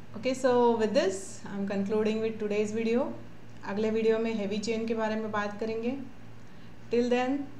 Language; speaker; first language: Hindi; non-native, local second language; Marathi